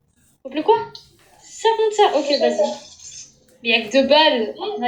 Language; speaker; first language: French; native; French